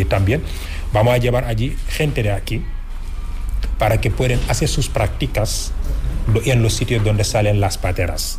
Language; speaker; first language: Spanish; non-native, fluent; Wolof